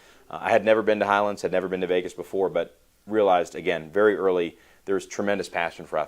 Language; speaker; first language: English; native; English